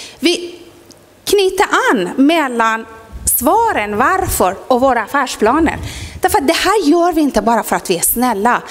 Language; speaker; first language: Swedish; non-native, fluent; Persian